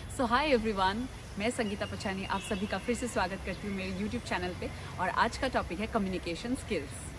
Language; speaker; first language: Hindi; non-native, local second language; Assamese